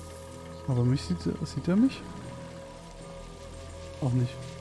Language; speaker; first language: German; native; German